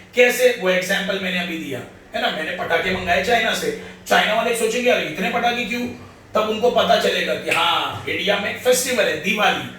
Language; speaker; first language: Hindi; non-native, local second language; Marathi